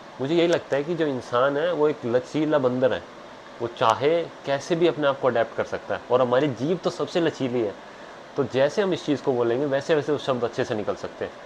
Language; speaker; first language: Hindi; native; Hindi